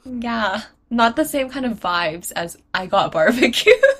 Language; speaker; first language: English; early bilingual, other home language; Chinese